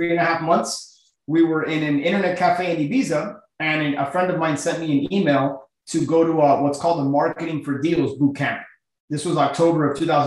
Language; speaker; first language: English; native; English